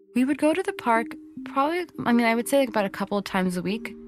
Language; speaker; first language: English; native; English